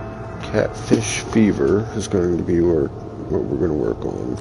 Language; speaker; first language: English; native; English